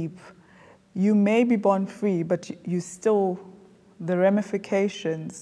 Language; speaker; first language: English; non-native, local second language; Zulu